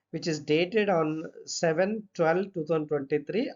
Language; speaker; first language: English; non-native, local second language; Telugu